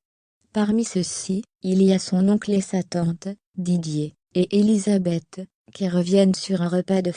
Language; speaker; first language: French; native; French